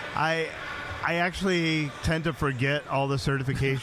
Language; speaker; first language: English; native; English